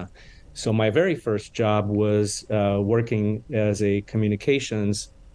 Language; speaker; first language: English; non-native, fluent; Romanian